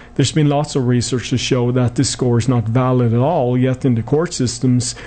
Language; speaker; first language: English; non-native, fluent; Swedish